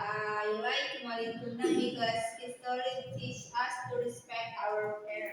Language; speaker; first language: English; non-native, learner; Indonesian